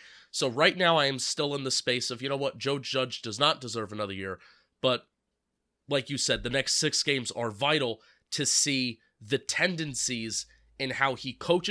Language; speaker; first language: English; native; English